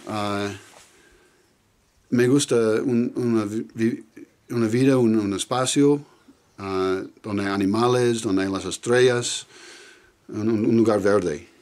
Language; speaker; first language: Spanish; non-native, learner; English